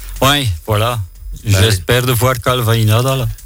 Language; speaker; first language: French; non-native, local second language; Dutch